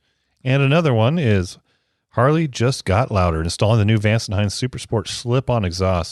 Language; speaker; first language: English; native; English